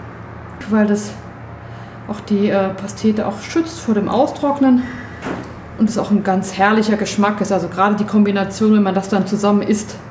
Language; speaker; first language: German; native; German